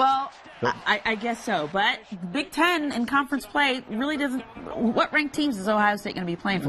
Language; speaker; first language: English; native; English